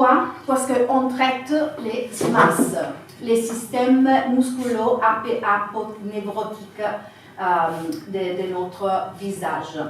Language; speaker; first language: French; non-native, fluent; Italian